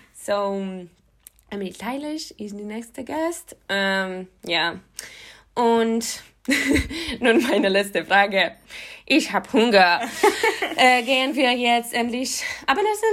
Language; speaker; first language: German; non-native, fluent; Polish